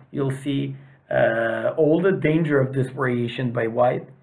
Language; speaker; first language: English; non-native, fluent; Serbian